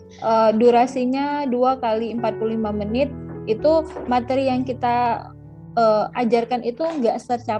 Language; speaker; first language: Indonesian; native; Indonesian